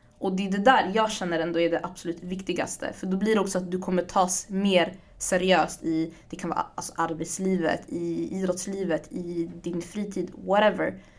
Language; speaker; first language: Swedish; early bilingual, other home language; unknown